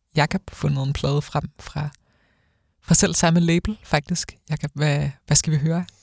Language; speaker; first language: Danish; native; Danish